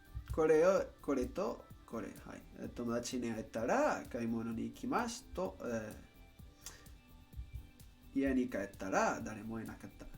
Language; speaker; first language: Japanese; non-native, learner; Spanish